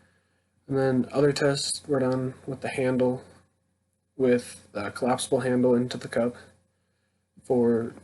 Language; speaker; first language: English; native; English